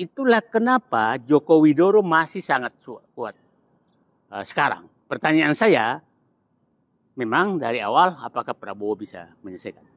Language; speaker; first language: Indonesian; non-native, local second language; Buginese